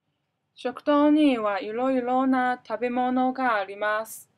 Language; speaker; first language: Japanese; non-native, learner; Cantonese